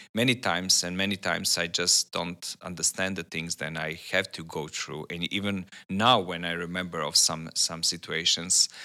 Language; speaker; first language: English; non-native, learner; Serbian